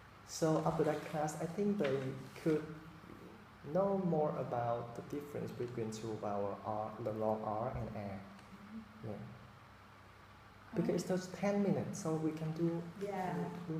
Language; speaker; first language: English; non-native, fluent; Vietnamese